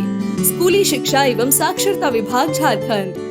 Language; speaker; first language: Hindi; native; Hindi